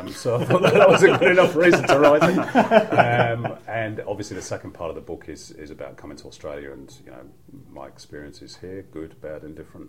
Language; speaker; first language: English; native; English